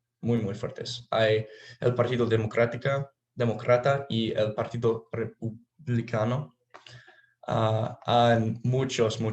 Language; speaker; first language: Spanish; non-native, learner; English